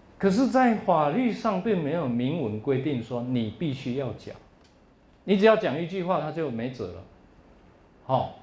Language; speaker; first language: Chinese; native; Chinese